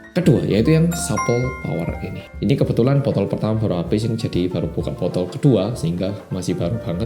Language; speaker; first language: Indonesian; non-native, fluent; Korean